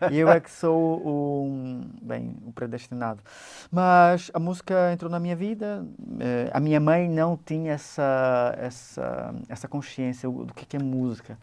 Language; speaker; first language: Portuguese; native; Portuguese